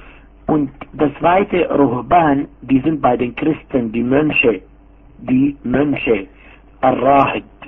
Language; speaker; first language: German; non-native, fluent; Arabic